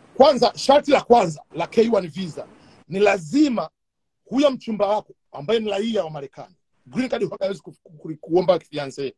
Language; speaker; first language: Swahili; native; Swahili